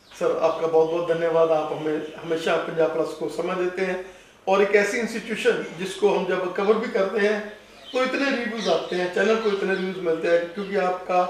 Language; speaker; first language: Hindi; non-native, local second language; Punjabi